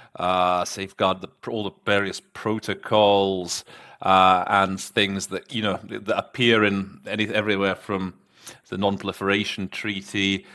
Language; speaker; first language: English; native; English